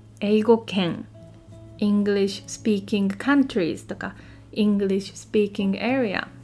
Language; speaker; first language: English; non-native, fluent; Japanese